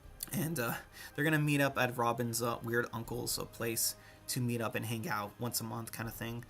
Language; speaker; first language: English; native; English